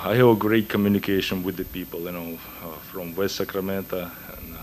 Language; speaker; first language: English; non-native, fluent; Russian